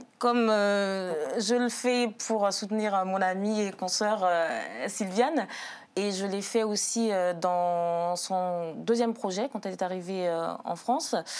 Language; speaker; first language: French; early bilingual, other home language; Sango